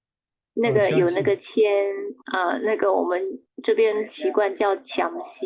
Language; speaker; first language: Chinese; early bilingual, heritage; Chinese